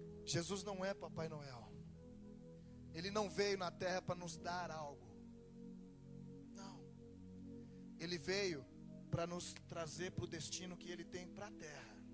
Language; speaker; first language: Portuguese; native; Portuguese